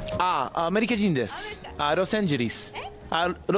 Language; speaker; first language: Japanese; non-native, learner; English